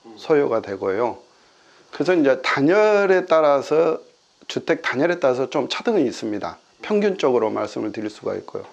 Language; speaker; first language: Korean; native; Korean